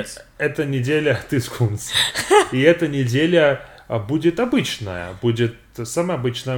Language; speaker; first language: Russian; non-native, fluent; English